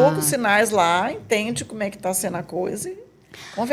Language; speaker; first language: Portuguese; native; Portuguese